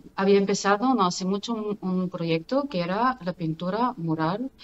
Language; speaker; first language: Spanish; non-native, fluent; Bulgarian